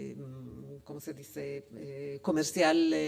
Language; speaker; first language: Spanish; non-native, fluent; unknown